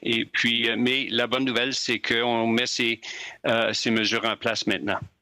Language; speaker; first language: French; native; French